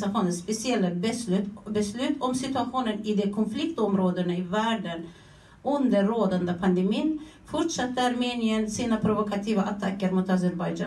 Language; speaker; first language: Swedish; non-native, fluent; Azerbaijani